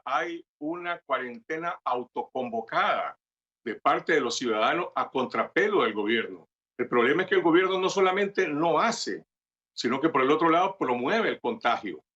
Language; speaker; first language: Spanish; native; Spanish